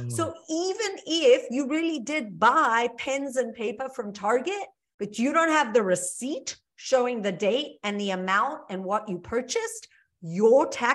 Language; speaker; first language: English; native; English